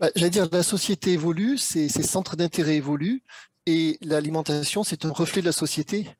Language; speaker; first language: French; native; French